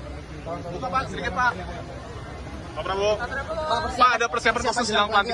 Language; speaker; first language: Indonesian; native; Indonesian